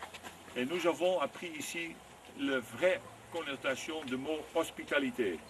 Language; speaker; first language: French; non-native, fluent; Dutch